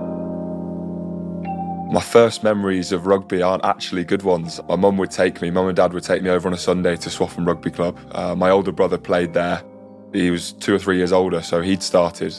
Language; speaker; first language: English; native; English